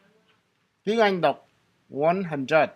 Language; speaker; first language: Vietnamese; non-native, local second language; Jarai